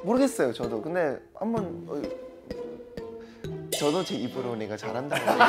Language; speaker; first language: Korean; non-native, fluent; Thai